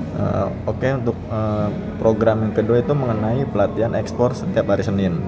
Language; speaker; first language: Indonesian; native; Indonesian